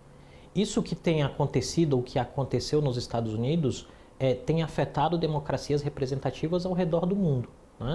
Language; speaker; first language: Portuguese; native; Portuguese